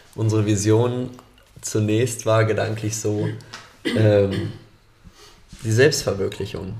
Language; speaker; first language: German; native; German